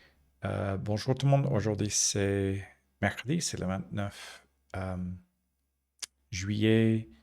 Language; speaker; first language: French; non-native, learner; English